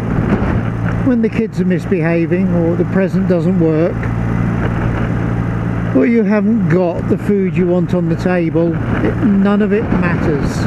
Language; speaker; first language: English; native; English